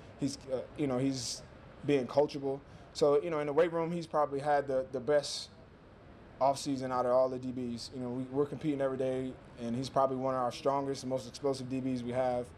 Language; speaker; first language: English; native; English